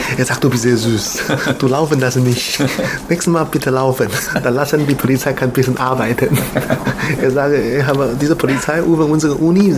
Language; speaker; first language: German; non-native, learner; Chinese